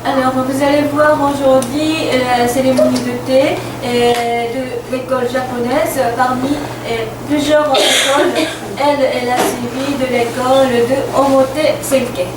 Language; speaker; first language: French; non-native, fluent; Japanese